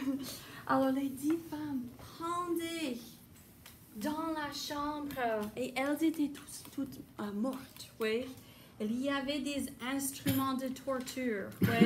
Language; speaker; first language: French; non-native, fluent; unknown